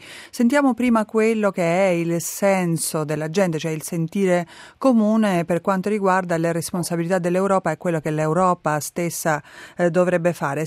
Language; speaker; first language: Italian; native; Italian